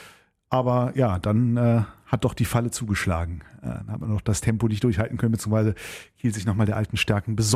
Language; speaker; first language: German; native; German